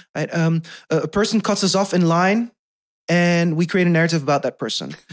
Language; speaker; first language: English; non-native, fluent; Dutch